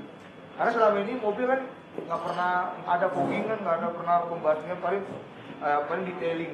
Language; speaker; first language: Indonesian; native; Indonesian